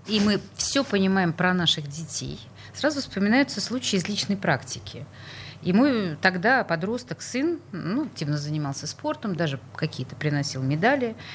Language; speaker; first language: Russian; native; Russian